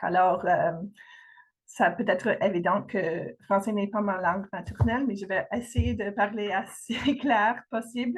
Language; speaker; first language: French; non-native, fluent; English